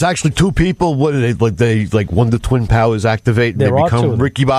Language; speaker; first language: English; native; English